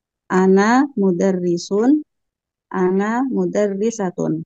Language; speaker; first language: Arabic; non-native, learner; Indonesian